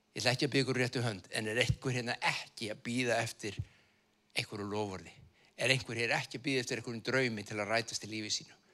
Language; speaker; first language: Icelandic; native; Icelandic